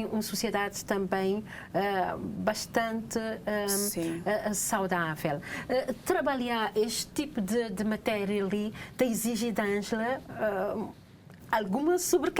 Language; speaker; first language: Portuguese; non-native, local second language; Kabuverdianu